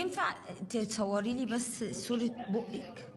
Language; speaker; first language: Arabic; native; Arabic